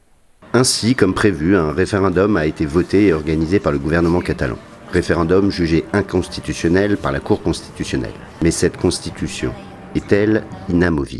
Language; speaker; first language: French; native; French